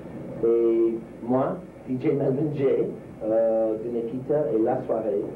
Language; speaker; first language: French; non-native, learner; English